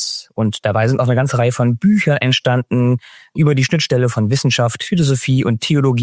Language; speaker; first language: German; native; German